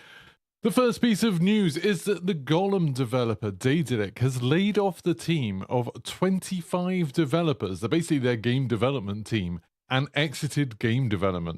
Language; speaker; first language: English; native; English